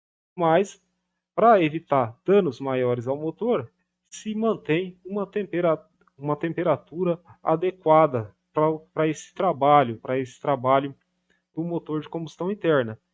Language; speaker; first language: Portuguese; native; Portuguese